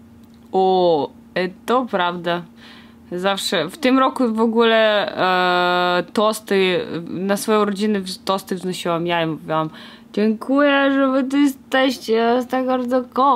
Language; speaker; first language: Polish; non-native, fluent; Russian